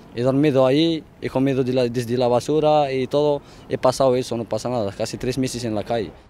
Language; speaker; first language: Spanish; non-native, fluent; Arabic